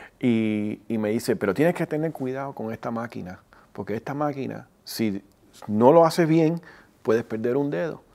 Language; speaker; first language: Spanish; early bilingual, heritage; Spanish